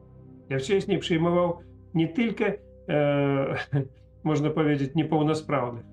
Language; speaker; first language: Polish; non-native, learner; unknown